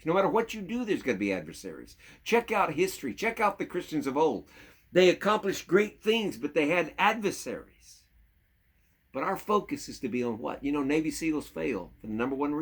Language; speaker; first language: English; native; English